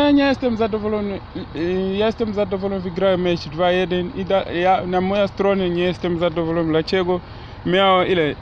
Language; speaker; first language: Polish; non-native, learner; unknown